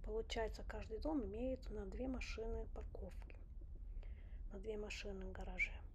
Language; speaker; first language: Russian; non-native, local second language; Romanian